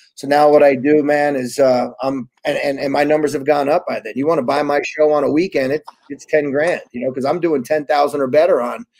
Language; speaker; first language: English; native; English